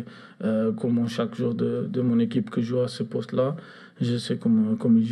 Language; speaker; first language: French; non-native, fluent; Portuguese